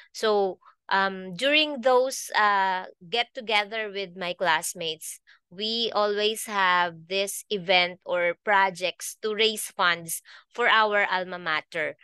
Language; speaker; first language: English; non-native, local second language; Filipino